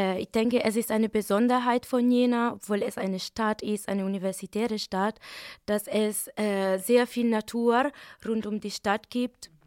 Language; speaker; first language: German; non-native, fluent; Italian